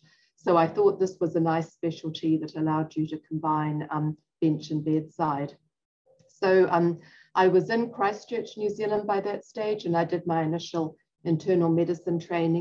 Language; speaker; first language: English; native; English